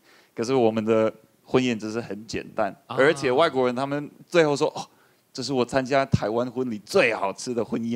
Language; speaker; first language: Chinese; non-native, fluent; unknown